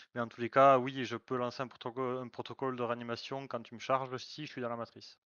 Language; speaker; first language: French; native; French